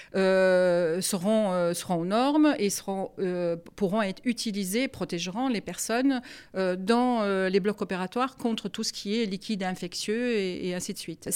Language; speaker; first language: French; non-native, fluent; German